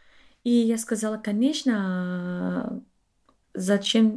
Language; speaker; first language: Russian; non-native, learner; English